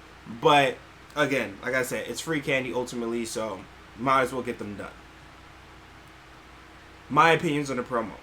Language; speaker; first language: English; native; English